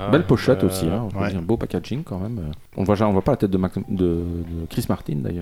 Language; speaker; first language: French; native; French